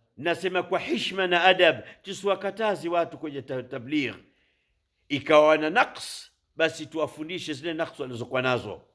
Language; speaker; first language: Swahili; native; Swahili